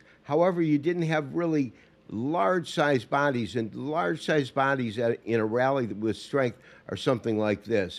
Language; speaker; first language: English; native; English